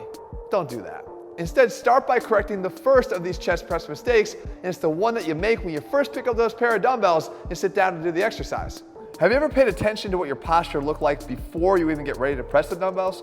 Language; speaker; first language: English; native; English